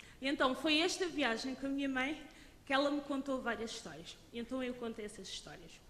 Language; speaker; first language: Portuguese; early bilingual, other home language; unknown